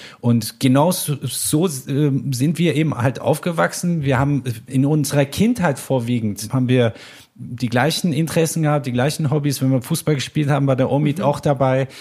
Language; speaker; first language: German; early bilingual, other home language; Persian